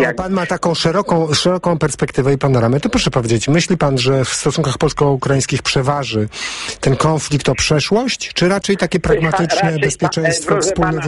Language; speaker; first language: Polish; native; Polish